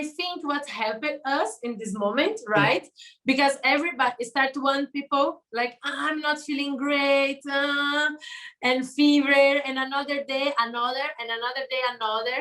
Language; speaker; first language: English; non-native, learner; Portuguese